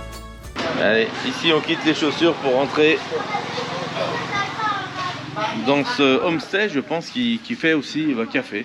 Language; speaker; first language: French; native; French